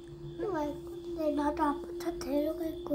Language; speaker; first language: Korean; native; Korean